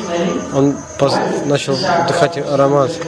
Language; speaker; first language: Russian; non-native, fluent; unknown